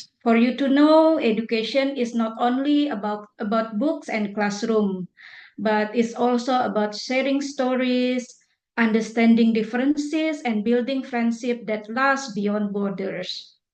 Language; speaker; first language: English; non-native, fluent; Indonesian